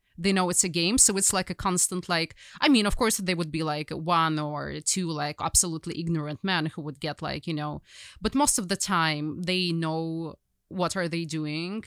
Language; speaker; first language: English; non-native, fluent; Ukrainian